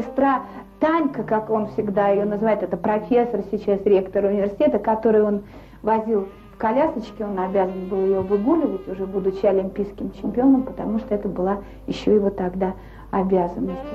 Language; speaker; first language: Russian; native; Russian